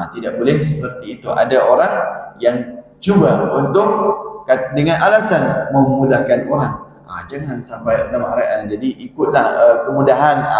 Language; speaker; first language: Malay; non-native, fluent; Arabic